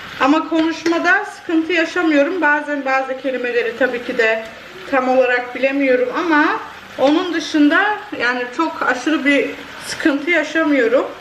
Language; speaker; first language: Turkish; early bilingual, heritage; Turkish